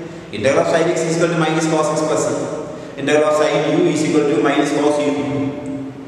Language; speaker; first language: English; non-native, local second language; Malayalam